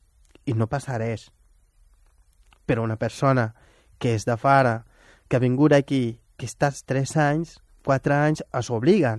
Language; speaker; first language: Catalan; non-native, fluent; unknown